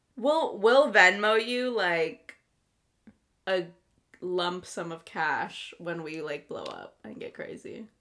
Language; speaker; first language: English; early bilingual, other home language; Spanish